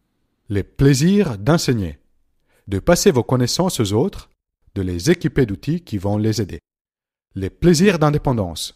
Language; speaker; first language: French; non-native, fluent; Italian